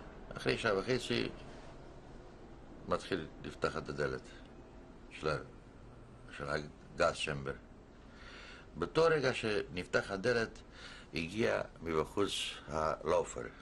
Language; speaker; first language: Hebrew; non-native, fluent; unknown